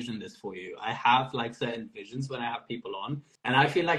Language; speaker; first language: English; non-native, local second language; Urdu